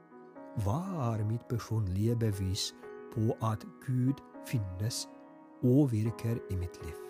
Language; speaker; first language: Norwegian; non-native, fluent; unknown